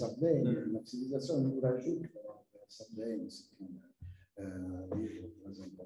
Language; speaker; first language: French; non-native, learner; Italian